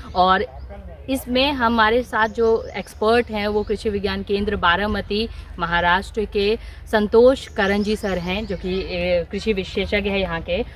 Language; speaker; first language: Hindi; native; Hindi